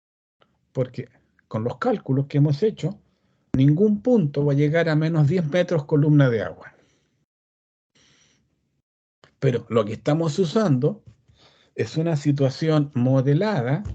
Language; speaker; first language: Spanish; native; Spanish